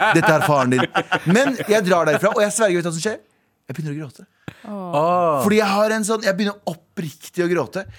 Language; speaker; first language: Norwegian; native; Norwegian